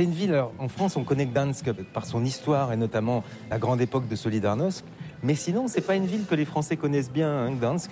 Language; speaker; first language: French; native; French